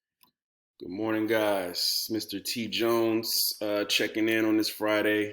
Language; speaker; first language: English; native; English